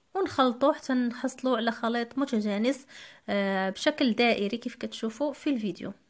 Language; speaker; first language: Arabic; native; Arabic